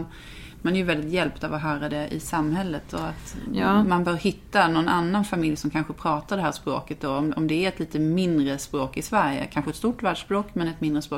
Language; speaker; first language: Swedish; native; Swedish